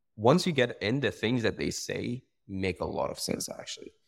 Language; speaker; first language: English; non-native, fluent; Persian